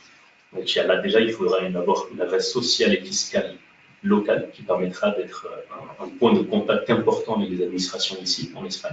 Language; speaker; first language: French; native; French